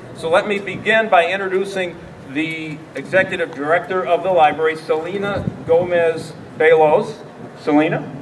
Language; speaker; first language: English; native; English